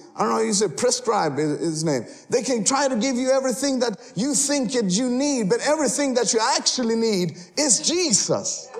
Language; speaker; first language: English; early bilingual, heritage; Spanish